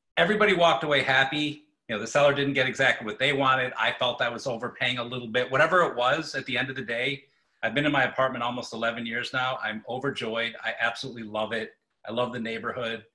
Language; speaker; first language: English; native; English